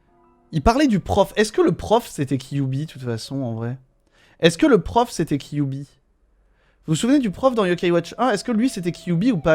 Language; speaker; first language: French; native; French